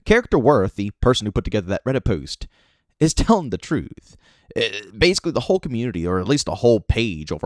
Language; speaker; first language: English; native; English